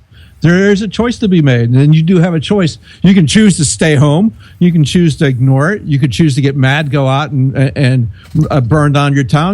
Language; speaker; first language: English; native; English